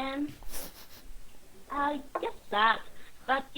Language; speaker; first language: English; non-native, learner; Spanish